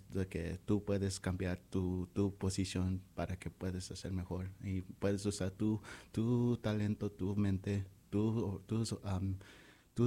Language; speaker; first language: Spanish; early bilingual, heritage; Spanish